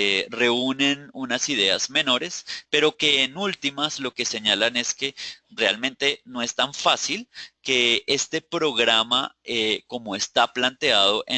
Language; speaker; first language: Spanish; native; Spanish